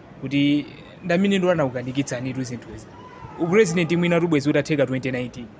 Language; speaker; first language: Nyanja; native; Nyanja